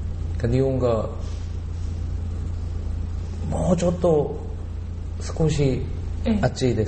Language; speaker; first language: Japanese; non-native, learner; Korean